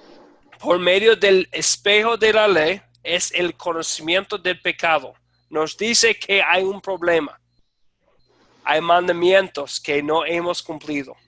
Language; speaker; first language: Spanish; non-native, fluent; English